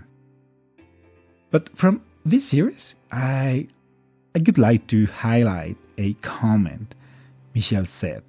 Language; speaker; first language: English; non-native, fluent; Spanish